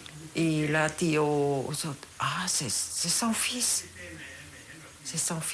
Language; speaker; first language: French; non-native, local second language; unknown